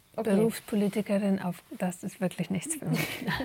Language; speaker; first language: German; native; German